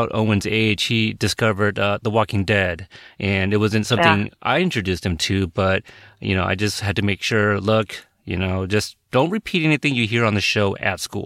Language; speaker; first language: English; native; English